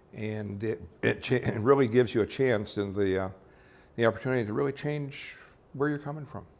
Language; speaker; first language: English; native; English